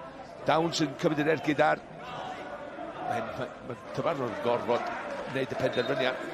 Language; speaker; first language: Welsh; native; Welsh